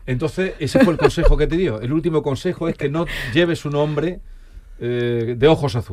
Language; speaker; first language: Spanish; native; Spanish